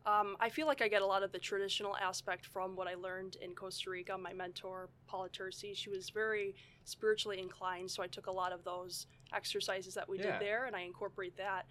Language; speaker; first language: English; native; English